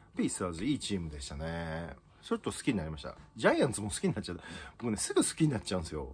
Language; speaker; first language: Japanese; native; Japanese